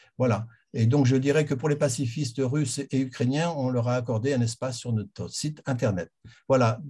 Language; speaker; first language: French; native; French